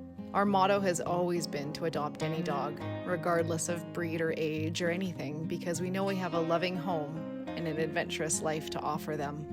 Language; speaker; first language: English; native; English